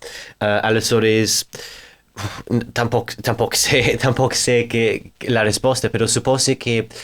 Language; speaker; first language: Catalan; non-native, fluent; English